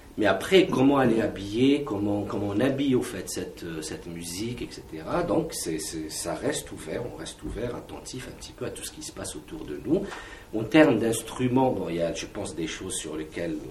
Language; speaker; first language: French; non-native, local second language; Kabyle